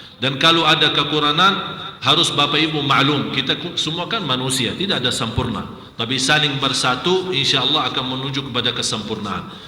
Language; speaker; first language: Malay; non-native, fluent; Arabic